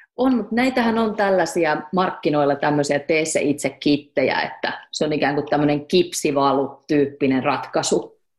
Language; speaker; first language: Finnish; native; Finnish